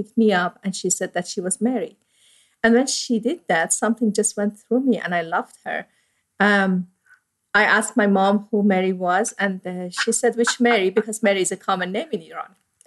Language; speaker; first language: English; non-native, fluent; Persian